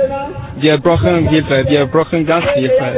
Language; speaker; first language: German; non-native, learner; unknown